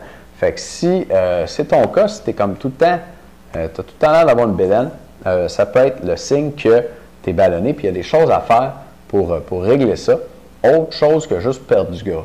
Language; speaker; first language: French; native; French